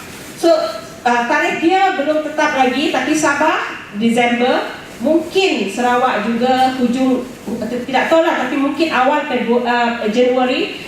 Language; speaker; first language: Malay; native; Malay